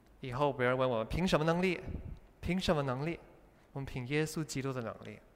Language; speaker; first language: Chinese; non-native, fluent; English